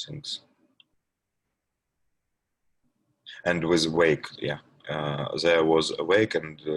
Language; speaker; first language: English; non-native, learner; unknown